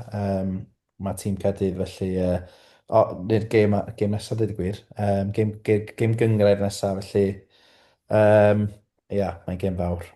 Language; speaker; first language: Welsh; native; Welsh